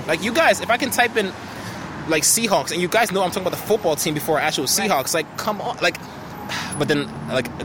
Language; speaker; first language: English; early bilingual, other home language; Haitian Creole